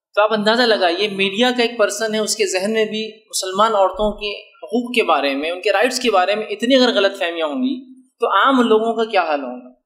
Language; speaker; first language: Urdu; native; Urdu